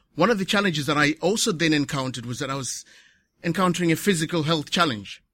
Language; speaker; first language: English; non-native, local second language; Shona